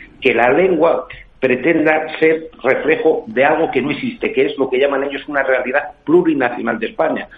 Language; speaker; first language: Spanish; native; Spanish